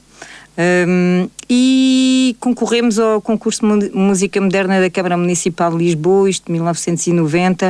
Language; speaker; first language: Portuguese; native; Portuguese